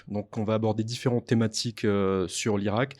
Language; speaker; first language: French; native; French